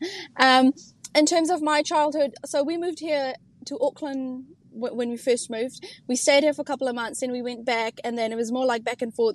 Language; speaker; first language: English; early bilingual, other home language; Urdu